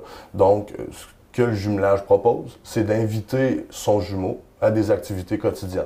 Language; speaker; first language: French; native; French